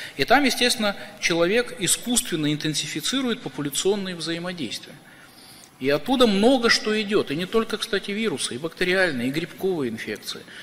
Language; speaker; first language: Russian; native; Russian